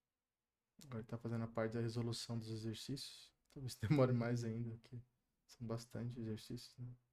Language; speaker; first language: Portuguese; native; Portuguese